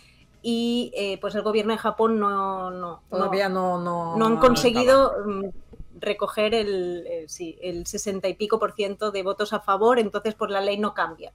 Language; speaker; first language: Spanish; native; Spanish